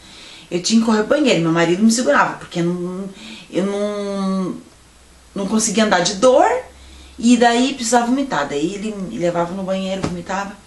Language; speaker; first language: Portuguese; native; Portuguese